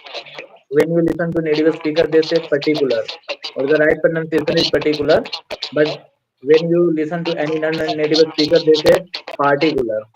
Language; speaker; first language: English; non-native, fluent; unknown